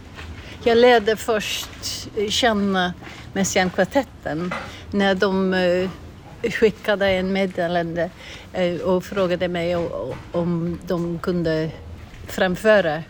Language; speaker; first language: Swedish; non-native, fluent; English